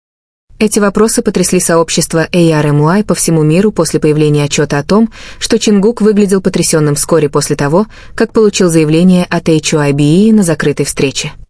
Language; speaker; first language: Russian; native; Russian